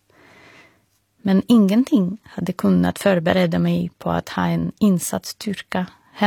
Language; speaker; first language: Swedish; non-native, fluent; Russian